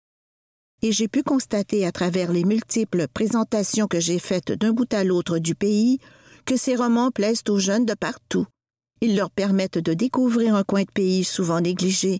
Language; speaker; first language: French; native; French